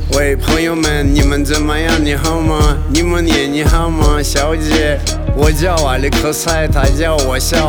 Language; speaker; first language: Chinese; non-native, learner; Russian